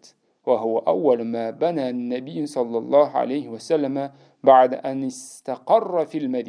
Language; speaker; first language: Arabic; non-native, fluent; Uzbek